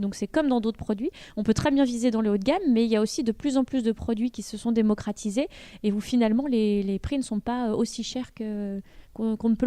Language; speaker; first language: French; native; French